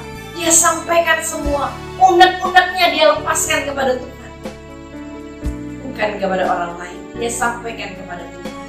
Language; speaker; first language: Indonesian; native; Indonesian